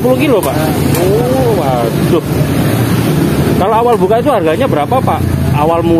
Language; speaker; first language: Indonesian; native; Indonesian